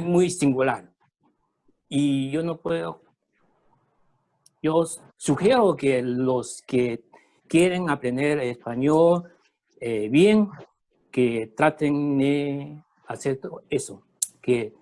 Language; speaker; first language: Spanish; early bilingual, other home language; Chinese